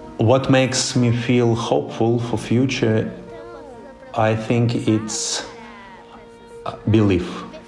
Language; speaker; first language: English; non-native, fluent; Ukrainian